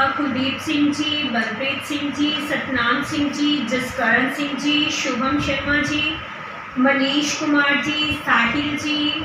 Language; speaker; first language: Hindi; non-native, local second language; Punjabi